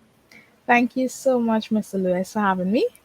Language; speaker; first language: English; native; English